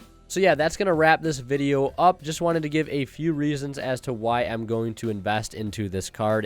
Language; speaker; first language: English; native; English